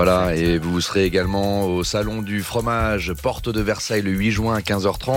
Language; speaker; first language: French; native; French